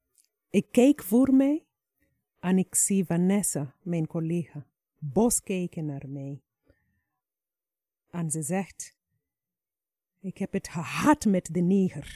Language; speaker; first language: Dutch; non-native, fluent; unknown